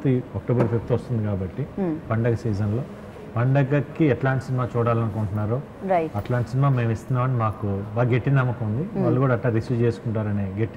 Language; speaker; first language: Telugu; native; Telugu